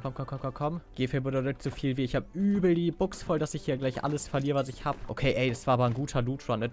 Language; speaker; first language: German; native; German